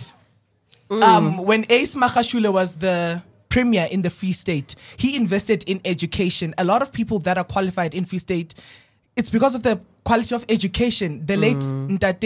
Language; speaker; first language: English; non-native, local second language; Southern Sotho